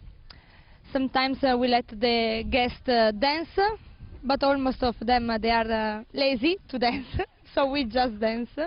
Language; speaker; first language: English; non-native, learner; Italian